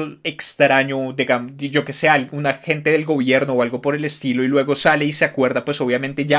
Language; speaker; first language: Spanish; native; Spanish